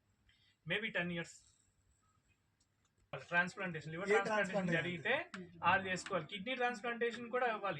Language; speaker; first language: Telugu; native; Telugu